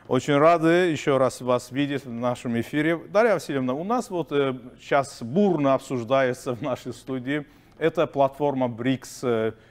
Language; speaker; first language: Russian; non-native, local second language; Azerbaijani